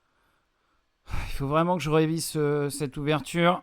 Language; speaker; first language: French; native; French